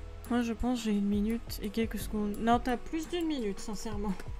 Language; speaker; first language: French; native; French